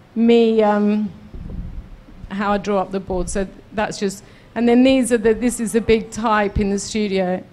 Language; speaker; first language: English; native; English